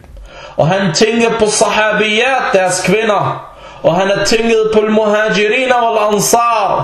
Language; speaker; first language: Danish; non-native, fluent; Arabic